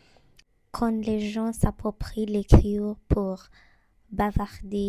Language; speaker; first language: French; non-native, learner; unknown